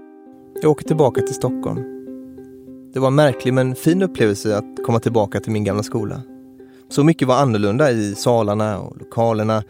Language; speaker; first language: Swedish; native; Swedish